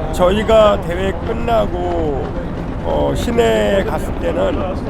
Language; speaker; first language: Korean; native; Korean